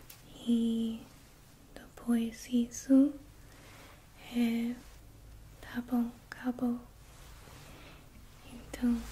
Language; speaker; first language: Portuguese; non-native, learner; English